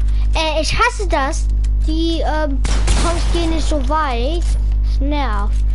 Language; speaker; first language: German; non-native, learner; English